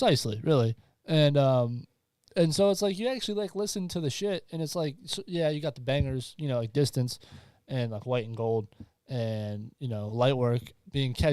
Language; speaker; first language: English; native; English